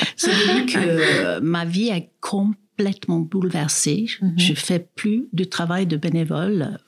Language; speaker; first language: French; non-native, fluent; English